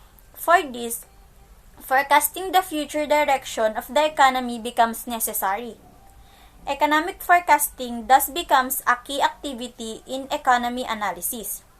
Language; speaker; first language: English; non-native, local second language; Filipino